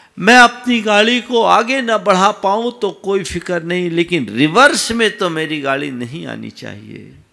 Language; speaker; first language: Hindi; native; Hindi